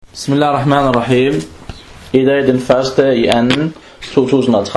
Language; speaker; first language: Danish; early bilingual, other home language; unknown